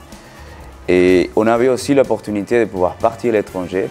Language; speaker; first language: French; non-native, fluent; Spanish